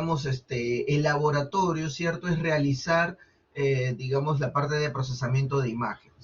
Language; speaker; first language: Spanish; native; Spanish